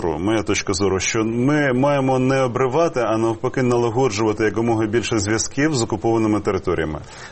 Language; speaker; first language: Ukrainian; native; Ukrainian